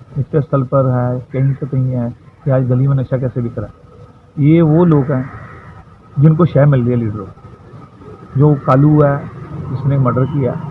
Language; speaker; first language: Hindi; non-native, local second language; Punjabi